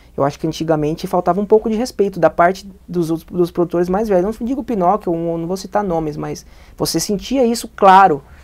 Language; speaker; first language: Portuguese; native; Portuguese